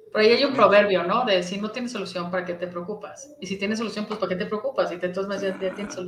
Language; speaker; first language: Spanish; native; Spanish